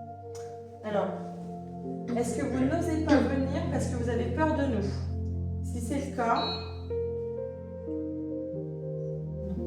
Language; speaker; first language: French; native; French